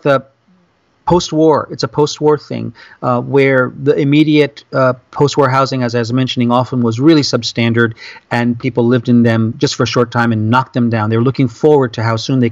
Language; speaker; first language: English; native; English